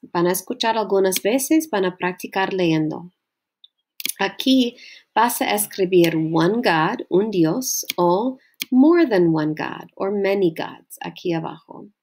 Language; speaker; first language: Spanish; non-native, learner; English